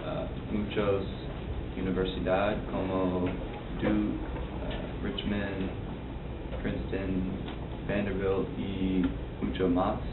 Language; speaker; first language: Spanish; non-native, learner; English